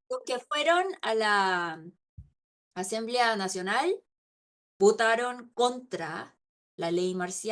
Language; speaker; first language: Spanish; non-native, local second language; Korean